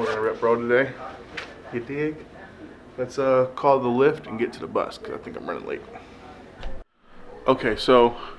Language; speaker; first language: English; native; English